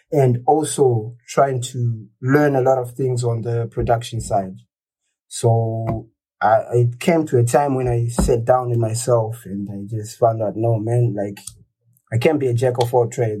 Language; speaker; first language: English; non-native, local second language; Shona